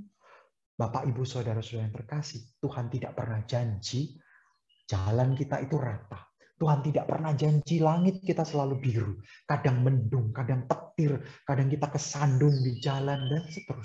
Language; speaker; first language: Indonesian; native; Indonesian